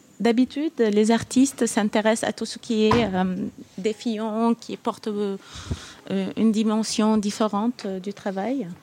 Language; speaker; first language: French; non-native, fluent; Arabic